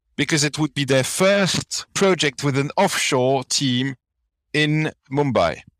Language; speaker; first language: English; non-native, fluent; French